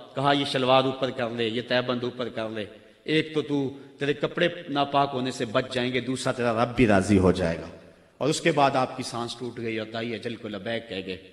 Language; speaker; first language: Urdu; non-native, local second language; Punjabi